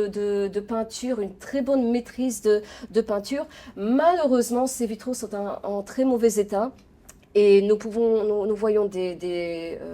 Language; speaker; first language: French; non-native, fluent; Polish